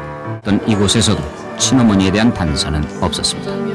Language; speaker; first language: Korean; native; Korean